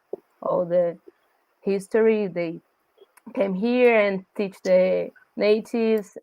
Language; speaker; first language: English; non-native, learner; Portuguese